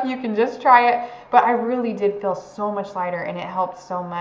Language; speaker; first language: English; native; English